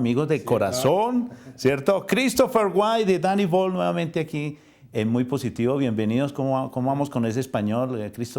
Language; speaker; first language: Spanish; native; Spanish